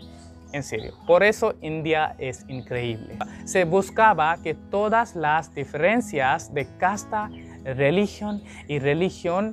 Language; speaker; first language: Spanish; non-native, learner; Hindi